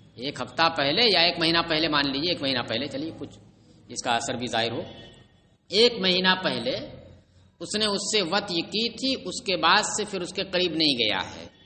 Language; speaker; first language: Urdu; native; Urdu